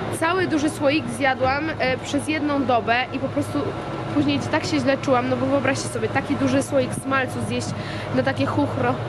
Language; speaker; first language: Polish; native; Polish